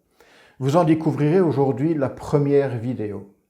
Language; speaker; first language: French; native; French